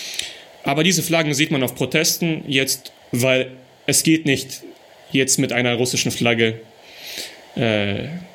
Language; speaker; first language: German; early bilingual, other home language; Russian